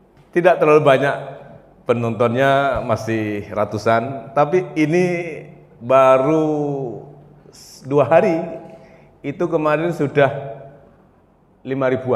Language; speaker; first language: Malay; non-native, local second language; Javanese